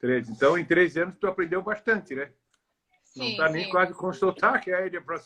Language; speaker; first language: Portuguese; native; Portuguese